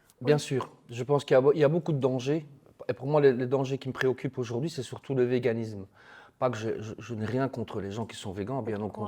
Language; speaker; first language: French; native; French